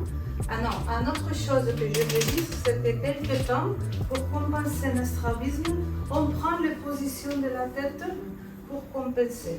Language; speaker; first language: French; non-native, fluent; Spanish